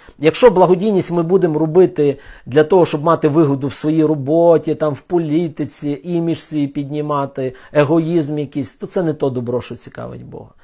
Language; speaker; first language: Ukrainian; non-native, local second language; Russian